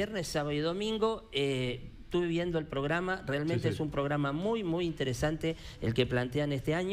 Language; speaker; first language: Spanish; native; Spanish